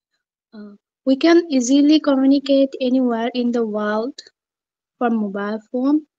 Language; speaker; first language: English; non-native, learner; Bangla